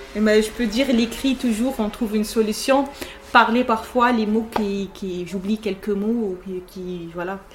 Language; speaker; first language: French; non-native, local second language; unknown